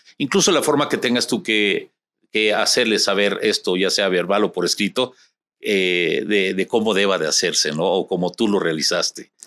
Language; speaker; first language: Spanish; native; Spanish